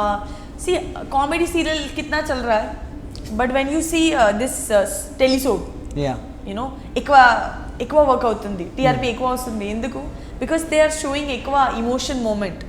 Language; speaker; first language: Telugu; non-native, learner; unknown